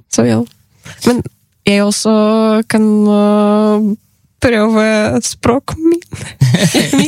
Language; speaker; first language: Norwegian; non-native, learner; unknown